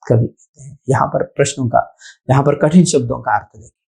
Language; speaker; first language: Hindi; non-native, local second language; Telugu